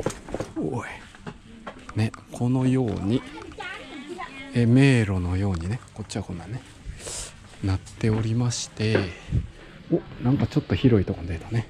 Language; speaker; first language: Japanese; native; Japanese